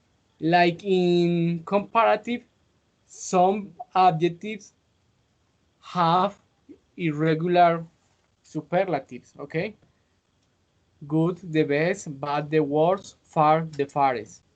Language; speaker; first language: English; non-native, fluent; Spanish